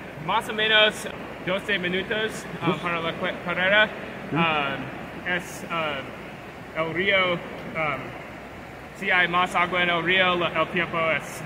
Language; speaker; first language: Spanish; non-native, learner; English